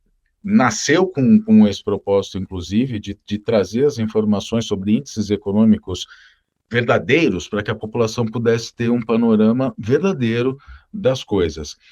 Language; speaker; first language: Portuguese; native; Portuguese